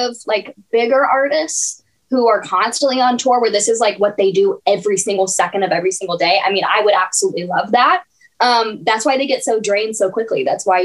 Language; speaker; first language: English; native; English